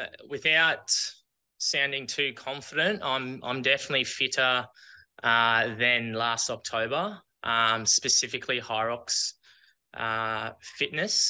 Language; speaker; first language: English; native; English